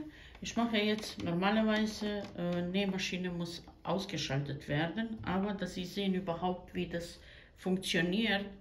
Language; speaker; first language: German; non-native, fluent; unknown